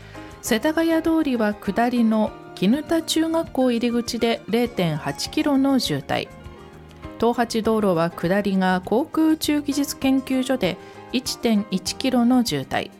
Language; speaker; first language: Japanese; native; Japanese